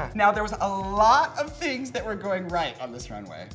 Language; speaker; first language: English; native; English